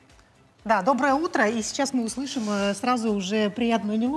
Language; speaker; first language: Russian; native; Russian